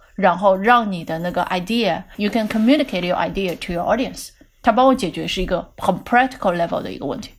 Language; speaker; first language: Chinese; native; Chinese